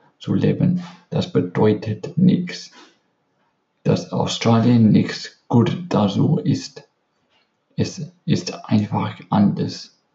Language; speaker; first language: German; non-native, learner; English